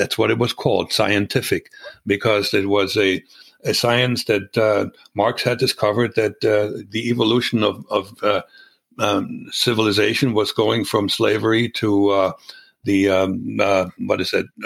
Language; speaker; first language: English; non-native, fluent; German